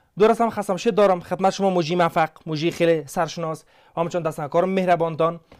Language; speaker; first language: Persian; native; Persian